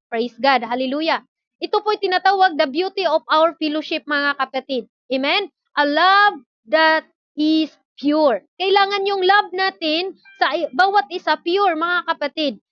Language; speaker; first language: Filipino; non-native, local second language; Cebuano